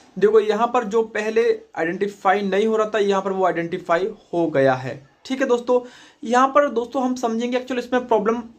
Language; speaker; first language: Hindi; native; Hindi